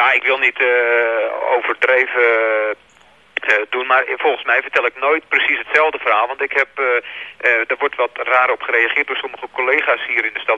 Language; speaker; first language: Dutch; native; Dutch